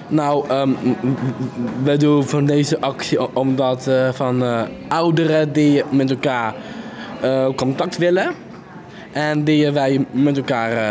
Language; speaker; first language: Dutch; non-native, learner; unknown